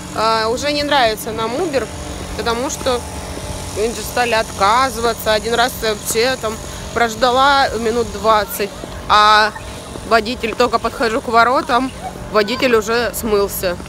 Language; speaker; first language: Russian; native; Russian